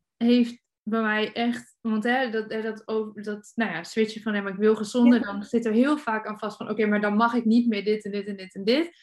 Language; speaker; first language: Dutch; native; Dutch